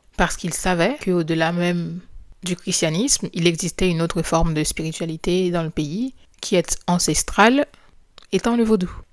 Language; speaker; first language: French; non-native, local second language; Haitian Creole